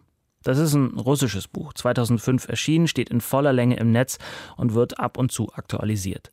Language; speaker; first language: German; native; German